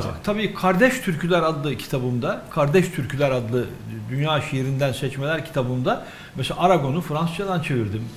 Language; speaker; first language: Turkish; native; Turkish